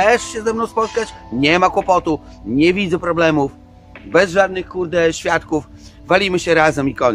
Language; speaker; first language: Polish; native; Polish